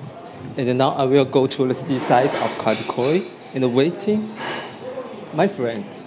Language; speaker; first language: English; non-native, learner; Chinese